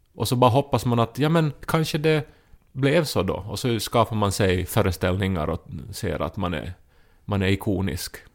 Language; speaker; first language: Swedish; native; Swedish